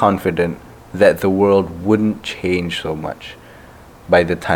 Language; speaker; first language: English; non-native, local second language; Malay